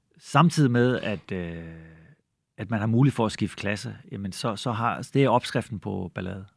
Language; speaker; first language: Danish; native; Danish